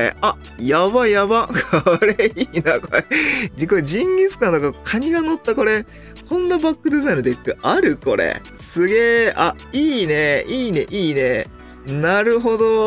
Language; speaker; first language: Japanese; native; Japanese